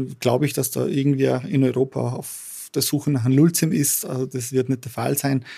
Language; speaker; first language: German; non-native, fluent; Albanian